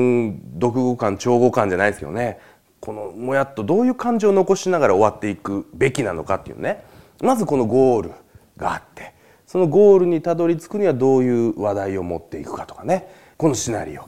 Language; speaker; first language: Japanese; native; Japanese